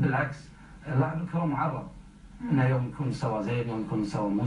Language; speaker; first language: Arabic; native; Arabic